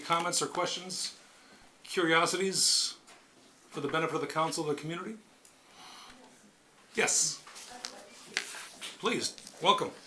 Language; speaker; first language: English; native; English